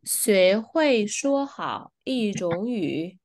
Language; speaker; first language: Chinese; non-native, fluent; Vietnamese